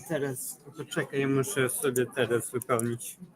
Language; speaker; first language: Polish; non-native, fluent; Ukrainian